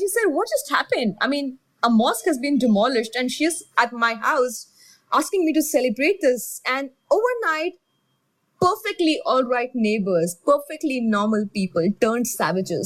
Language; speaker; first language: English; non-native, local second language; Urdu